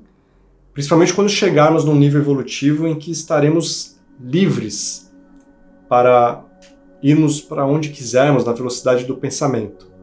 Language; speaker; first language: Portuguese; native; Portuguese